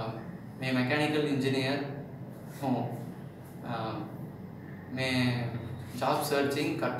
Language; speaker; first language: Hindi; non-native, local second language; Tamil